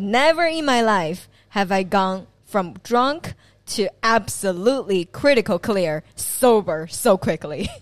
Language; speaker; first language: English; non-native, fluent; Chinese